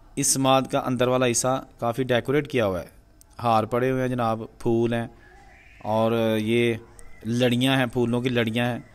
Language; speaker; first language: Urdu; non-native, local second language; Punjabi